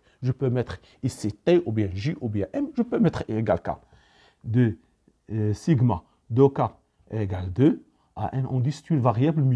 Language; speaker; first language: French; non-native, local second language; Arabic